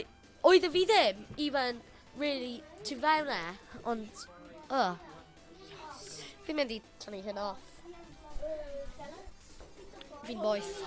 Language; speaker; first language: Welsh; non-native, local second language; English